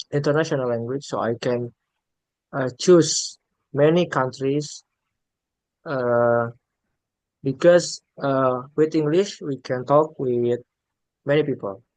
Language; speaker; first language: English; non-native, learner; Indonesian